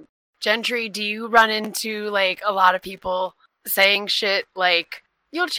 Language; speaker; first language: English; native; English